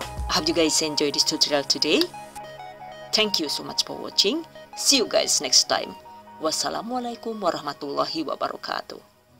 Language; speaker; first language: English; non-native, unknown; Indonesian